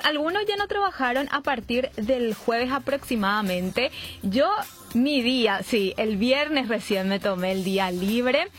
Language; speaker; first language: Spanish; native; Spanish